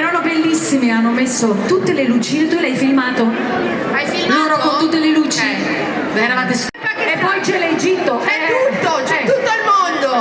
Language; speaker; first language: Italian; native; Italian